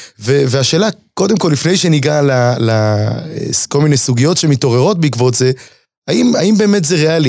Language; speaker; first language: Hebrew; native; Hebrew